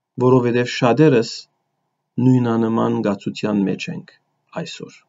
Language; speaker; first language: Armenian; early bilingual, heritage; Armenian